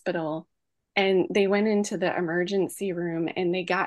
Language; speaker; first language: English; native; English